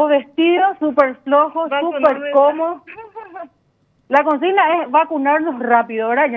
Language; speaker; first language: Spanish; native; Spanish